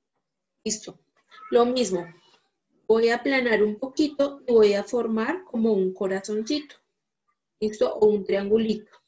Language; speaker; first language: Spanish; native; Spanish